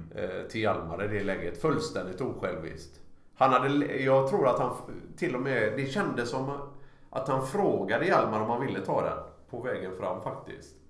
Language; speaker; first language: Swedish; native; Swedish